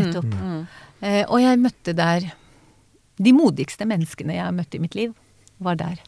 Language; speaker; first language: Norwegian; non-native, fluent; Hebrew